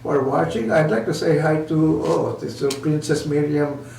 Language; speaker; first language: English; non-native, local second language; Filipino